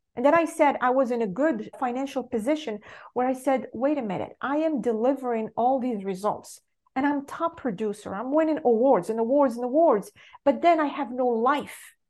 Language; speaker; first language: English; non-native, fluent; Arabic